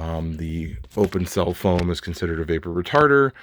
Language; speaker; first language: English; native; English